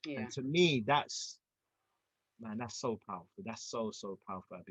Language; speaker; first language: English; native; English